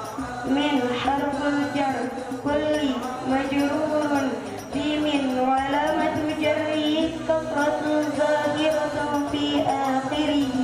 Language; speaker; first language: Arabic; non-native, learner; Indonesian